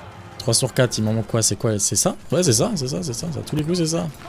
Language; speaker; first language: French; native; French